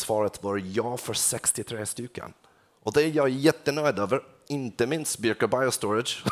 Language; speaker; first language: Swedish; non-native, fluent; English